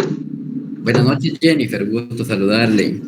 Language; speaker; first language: Spanish; native; Spanish